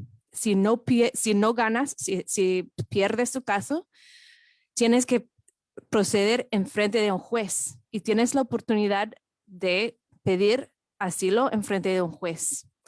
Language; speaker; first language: Spanish; non-native, fluent; English